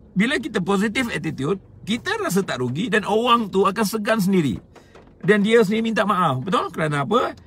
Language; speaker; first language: Malay; native; Malay